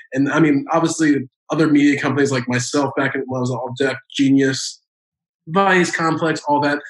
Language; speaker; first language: English; native; English